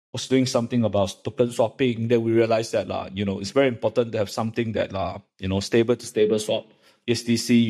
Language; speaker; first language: English; non-native, local second language; Chinese